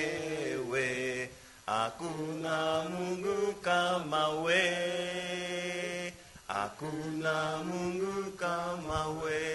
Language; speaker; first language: Japanese; non-native, learner; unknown